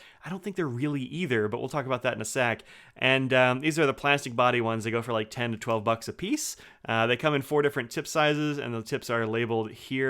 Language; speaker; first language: English; native; English